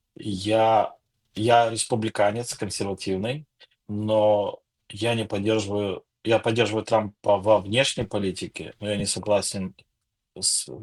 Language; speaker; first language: Russian; non-native, local second language; Ukrainian